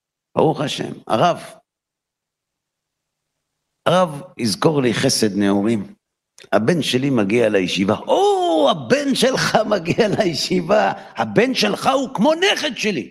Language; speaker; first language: Hebrew; native; Hebrew